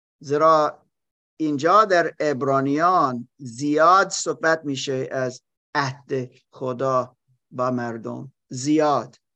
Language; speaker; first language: Persian; non-native, learner; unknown